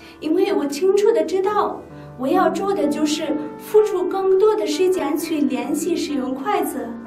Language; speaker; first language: Chinese; non-native, fluent; Nepali